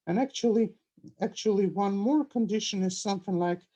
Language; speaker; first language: English; non-native, fluent; Russian